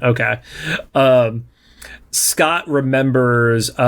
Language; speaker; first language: English; native; English